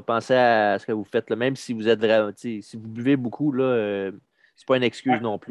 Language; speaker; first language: French; native; French